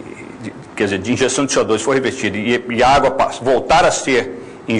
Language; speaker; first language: Portuguese; native; Portuguese